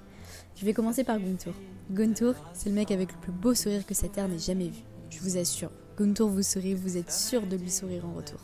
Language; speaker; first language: French; native; French